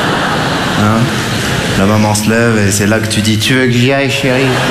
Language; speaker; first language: French; native; French